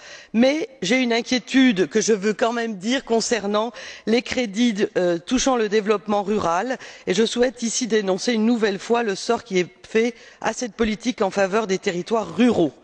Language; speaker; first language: French; native; French